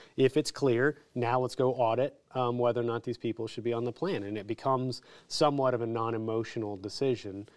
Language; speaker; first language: English; native; English